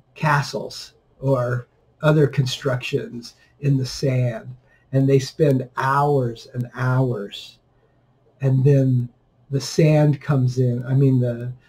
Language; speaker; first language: English; native; English